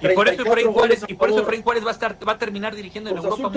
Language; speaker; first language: Spanish; native; Spanish